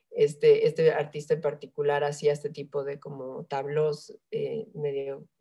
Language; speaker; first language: Spanish; native; Spanish